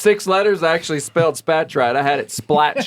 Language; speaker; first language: English; native; English